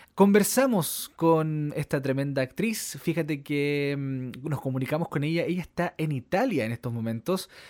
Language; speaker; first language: Spanish; native; Spanish